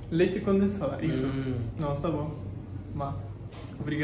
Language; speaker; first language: Portuguese; non-native, learner; Spanish